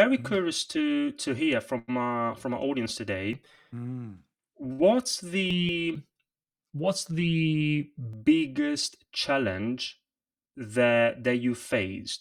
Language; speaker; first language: English; non-native, fluent; Italian